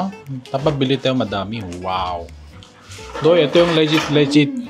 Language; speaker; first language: Filipino; non-native, learner; Korean